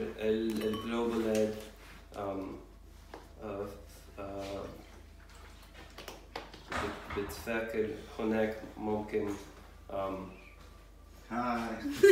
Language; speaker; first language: Arabic; non-native, learner; English